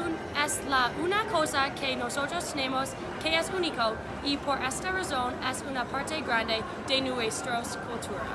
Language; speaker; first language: Spanish; non-native, learner; English